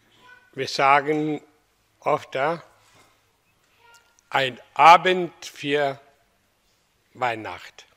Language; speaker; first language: German; non-native, fluent; Hindi